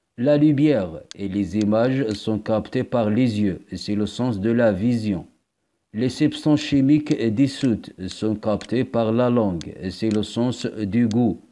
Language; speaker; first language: French; non-native, local second language; Arabic